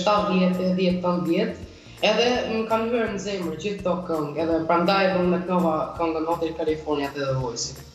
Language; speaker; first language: Albanian; early bilingual, heritage; Albanian